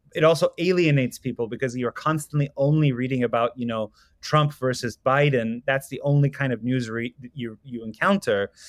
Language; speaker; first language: English; non-native, fluent; Persian